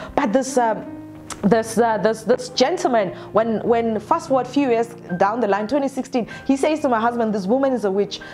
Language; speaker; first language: English; non-native, local second language; Northern Sotho